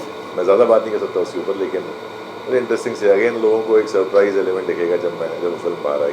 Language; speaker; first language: Hindi; native; Hindi